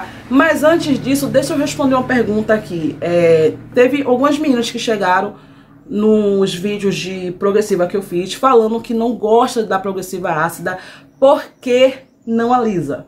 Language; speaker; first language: Portuguese; native; Portuguese